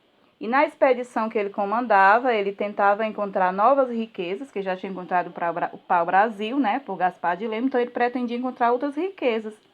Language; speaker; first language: Portuguese; native; Portuguese